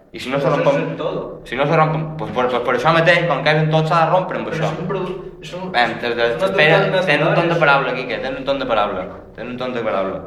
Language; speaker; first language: Catalan; native; Catalan